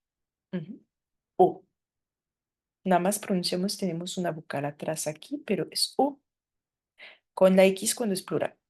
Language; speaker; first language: Spanish; non-native, fluent; French